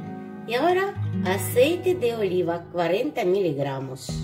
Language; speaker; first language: Spanish; non-native, learner; Ukrainian